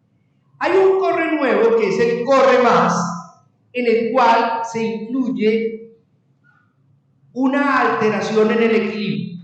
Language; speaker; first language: Spanish; native; Spanish